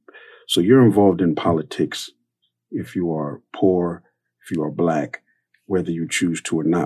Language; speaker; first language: English; native; English